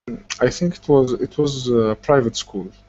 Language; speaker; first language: English; non-native, fluent; Arabic